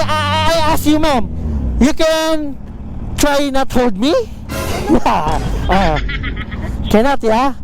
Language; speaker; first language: English; non-native, learner; Filipino